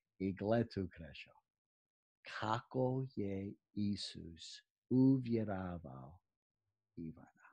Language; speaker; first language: Croatian; early bilingual, heritage; Croatian